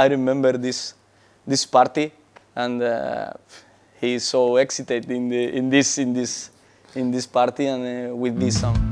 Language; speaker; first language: English; non-native, learner; Spanish